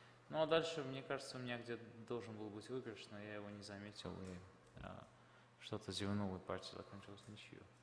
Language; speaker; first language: Russian; non-native, local second language; Armenian